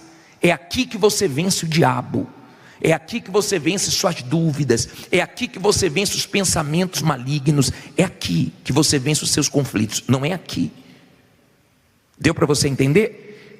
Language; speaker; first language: Portuguese; native; Portuguese